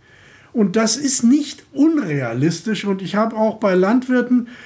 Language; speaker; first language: German; native; German